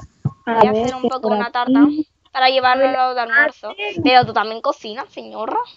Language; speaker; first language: Spanish; native; Spanish